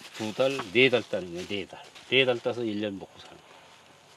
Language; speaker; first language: Korean; native; Korean